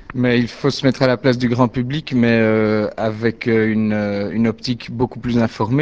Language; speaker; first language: French; native; French